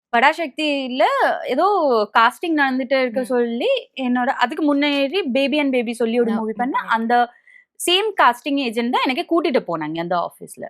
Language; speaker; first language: Tamil; non-native, local second language; Bangla